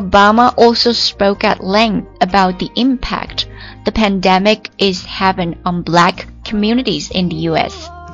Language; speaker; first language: English; non-native, fluent; Chinese